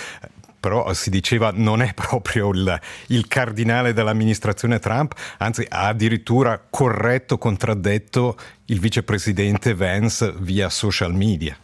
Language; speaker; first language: Italian; native; Italian